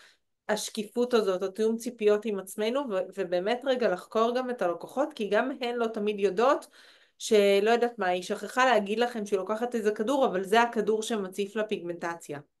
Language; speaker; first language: Hebrew; native; Hebrew